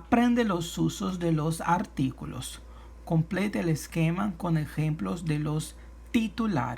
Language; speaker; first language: Spanish; non-native, fluent; Portuguese